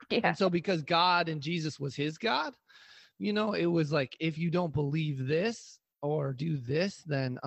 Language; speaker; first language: English; native; English